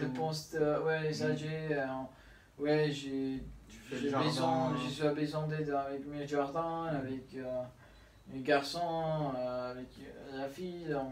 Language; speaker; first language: French; non-native, learner; Spanish